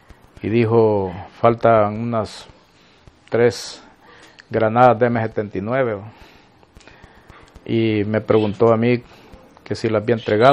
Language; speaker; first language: Spanish; native; Spanish